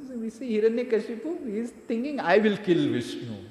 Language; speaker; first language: English; non-native, local second language; Hindi